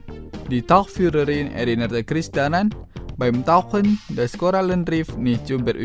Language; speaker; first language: German; non-native, fluent; Indonesian